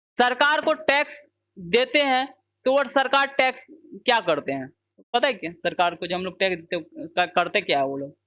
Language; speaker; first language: Hindi; native; Hindi